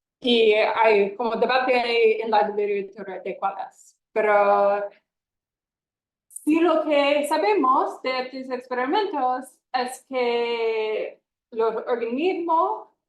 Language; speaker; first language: Spanish; non-native, fluent; English